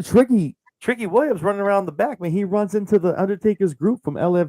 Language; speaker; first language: English; native; English